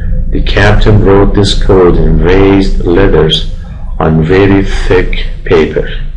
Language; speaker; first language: English; non-native, fluent; Persian